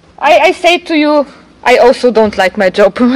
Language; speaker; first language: English; non-native, learner; German